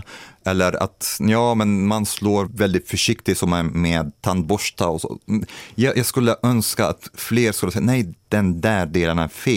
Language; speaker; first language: Swedish; non-native, fluent; Arabic